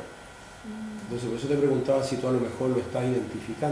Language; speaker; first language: Spanish; native; Spanish